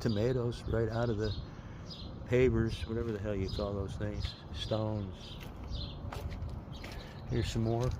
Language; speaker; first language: English; native; English